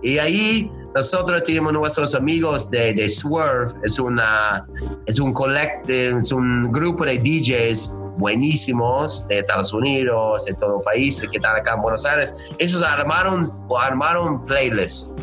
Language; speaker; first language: Spanish; non-native, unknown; English